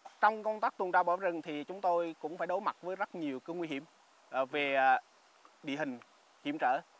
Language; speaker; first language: Vietnamese; native; Vietnamese